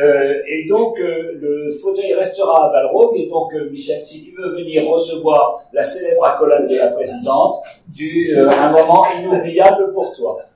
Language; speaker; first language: French; native; French